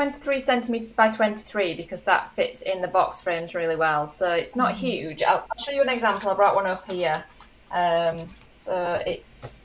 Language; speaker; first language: English; native; English